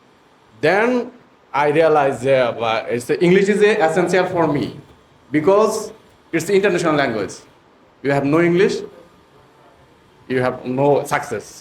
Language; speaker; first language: English; non-native, learner; Bangla